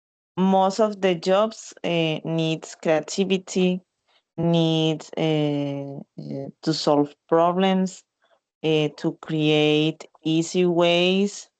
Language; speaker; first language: English; non-native, learner; Spanish